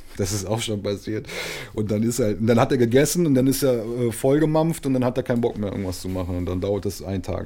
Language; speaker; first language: German; native; German